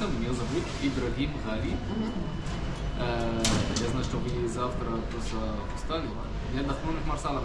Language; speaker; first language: Russian; non-native, fluent; Arabic